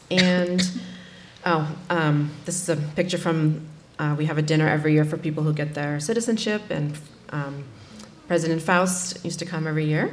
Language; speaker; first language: English; native; English